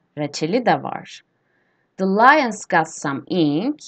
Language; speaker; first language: English; non-native, fluent; Turkish